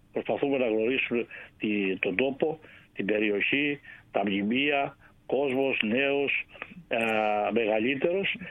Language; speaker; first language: Greek; native; Greek